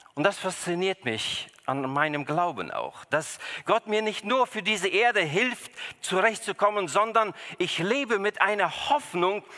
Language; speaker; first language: German; early bilingual, other home language; Russian